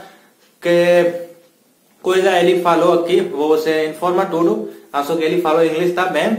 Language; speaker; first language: Portuguese; non-native, learner; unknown